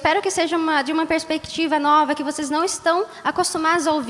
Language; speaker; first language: Portuguese; native; Portuguese